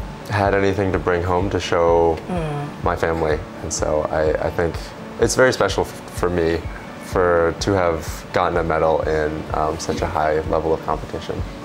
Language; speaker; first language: English; early bilingual, other home language; Chinese